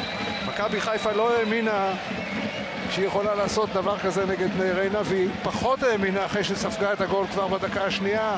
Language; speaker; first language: Hebrew; native; Hebrew